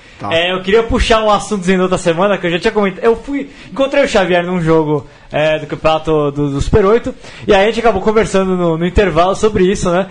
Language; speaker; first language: Portuguese; native; Portuguese